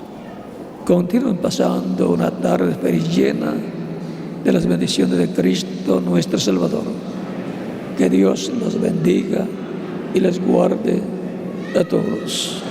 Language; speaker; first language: Spanish; native; Spanish